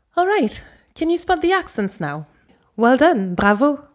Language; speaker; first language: English; non-native, fluent; French